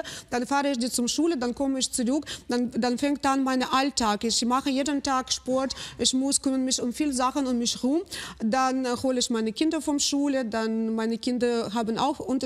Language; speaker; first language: German; non-native, fluent; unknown